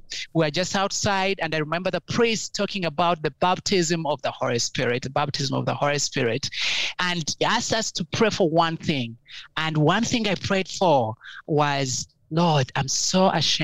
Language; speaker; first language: English; non-native, local second language; Ganda